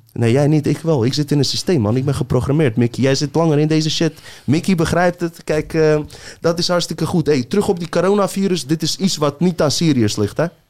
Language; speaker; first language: Dutch; early bilingual, other home language; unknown